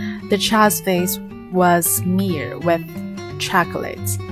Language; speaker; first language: English; non-native, fluent; Chinese